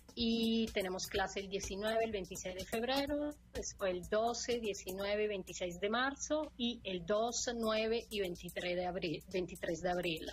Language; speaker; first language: Spanish; non-native, fluent; Italian